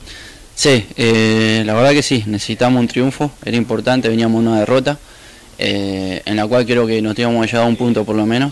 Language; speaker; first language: Spanish; native; Spanish